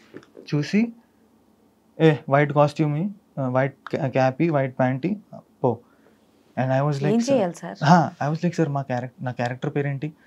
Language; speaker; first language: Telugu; non-native, fluent; Malayalam